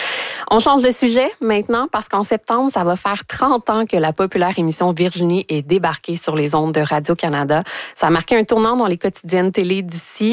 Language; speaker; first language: French; native; French